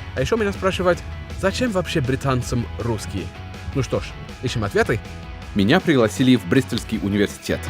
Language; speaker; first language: Russian; non-native, fluent; English